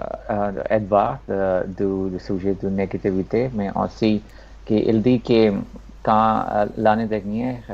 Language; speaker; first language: French; non-native, learner; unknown